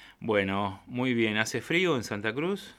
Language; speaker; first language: Spanish; native; Spanish